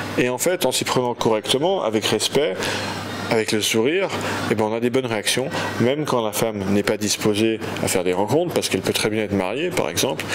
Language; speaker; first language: French; native; French